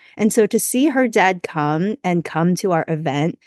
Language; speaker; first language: English; native; English